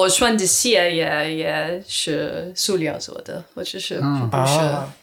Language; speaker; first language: Chinese; non-native, learner; English